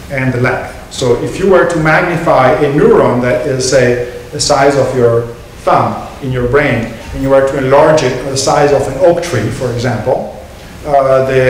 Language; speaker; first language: English; non-native, fluent; Italian